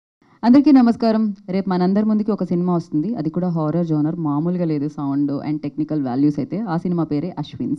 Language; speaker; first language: Telugu; native; Telugu